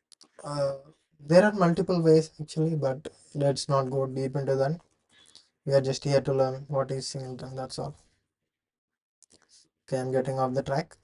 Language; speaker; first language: English; non-native, fluent; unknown